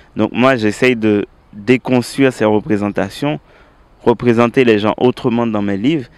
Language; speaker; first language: French; native; French